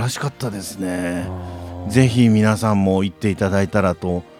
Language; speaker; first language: Japanese; native; Japanese